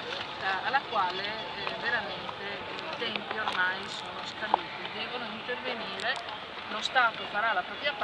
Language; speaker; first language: Italian; native; Italian